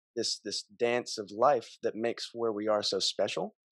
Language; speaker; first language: English; native; English